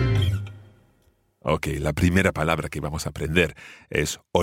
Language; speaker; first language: Spanish; non-native, fluent; English